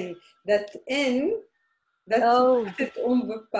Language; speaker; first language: Dutch; non-native, fluent; Arabic